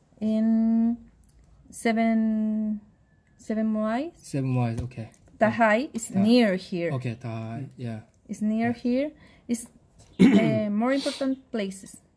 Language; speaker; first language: English; non-native, learner; Spanish